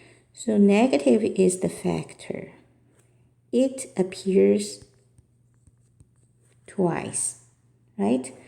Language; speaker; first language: English; non-native, fluent; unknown